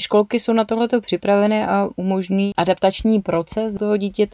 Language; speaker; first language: Czech; native; Czech